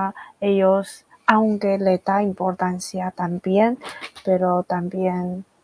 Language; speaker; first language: Spanish; non-native, fluent; Chinese